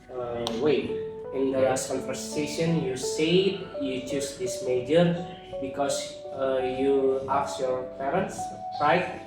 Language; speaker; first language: English; non-native, learner; Indonesian